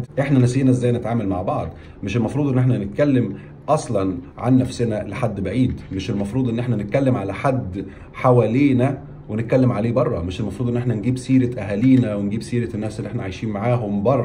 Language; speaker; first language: Arabic; native; Arabic